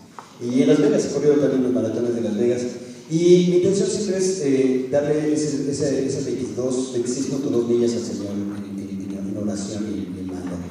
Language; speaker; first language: Spanish; native; Spanish